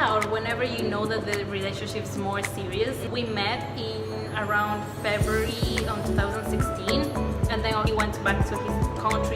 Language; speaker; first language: English; non-native, fluent; Spanish